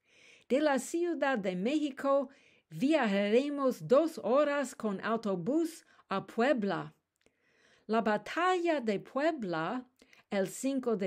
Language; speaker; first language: Spanish; non-native, learner; English